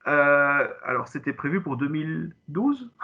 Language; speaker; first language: French; native; French